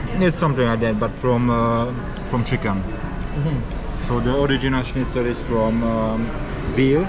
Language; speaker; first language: English; non-native, fluent; Hungarian